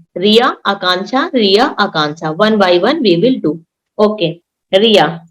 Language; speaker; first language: English; non-native, local second language; Hindi